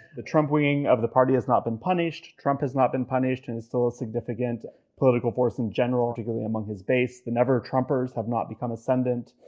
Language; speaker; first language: English; native; English